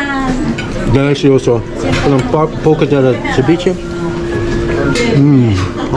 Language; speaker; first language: Spanish; non-native, learner; English